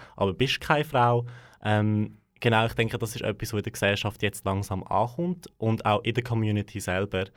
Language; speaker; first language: German; native; German